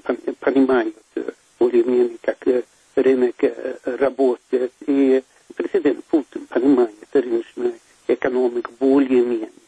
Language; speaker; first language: Russian; non-native, fluent; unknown